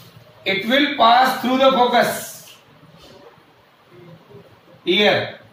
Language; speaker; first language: English; non-native, local second language; Hindi